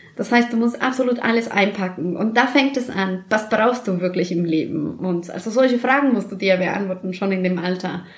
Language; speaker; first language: German; non-native, fluent; Spanish